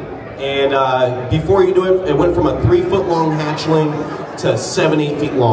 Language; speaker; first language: English; native; English